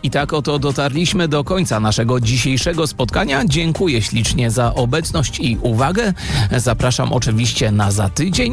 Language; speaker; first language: Polish; native; Polish